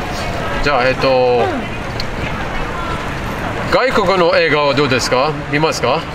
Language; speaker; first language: Japanese; non-native, learner; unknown